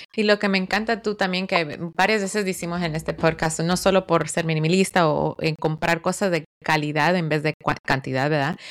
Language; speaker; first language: Spanish; early bilingual, heritage; Spanish